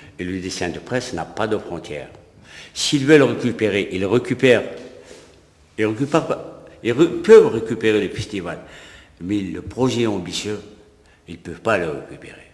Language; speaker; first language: French; non-native, local second language; Arabic